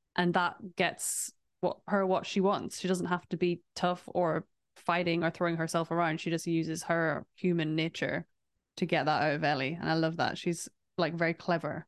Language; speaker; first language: English; native; English